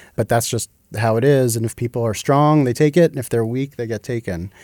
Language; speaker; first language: English; native; English